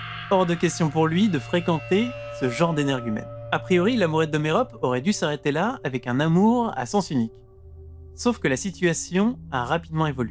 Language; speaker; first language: French; native; French